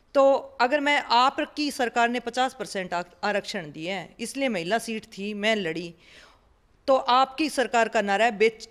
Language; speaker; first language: Hindi; native; Hindi